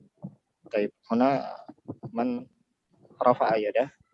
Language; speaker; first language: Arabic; non-native, learner; Indonesian